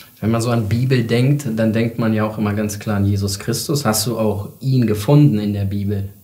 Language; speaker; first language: German; native; German